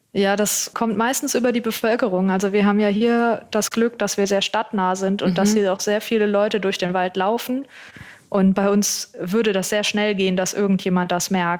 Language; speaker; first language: German; native; German